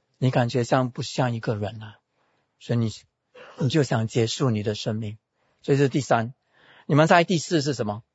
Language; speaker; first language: Chinese; native; Chinese